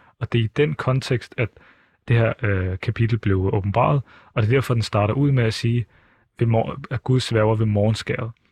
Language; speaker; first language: Danish; early bilingual, other home language; Arabic